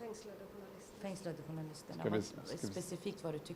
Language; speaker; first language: Swedish; non-native, fluent; Kurdish